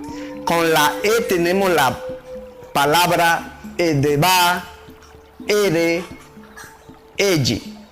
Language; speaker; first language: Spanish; non-native, local second language; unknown